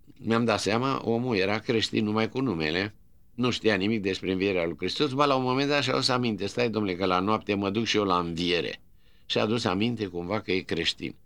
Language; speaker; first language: Romanian; native; Romanian